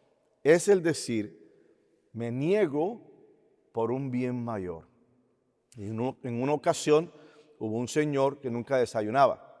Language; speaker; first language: Spanish; native; Spanish